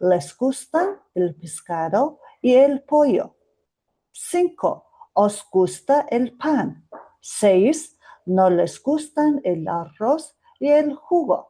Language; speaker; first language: Spanish; non-native, fluent; Mongolian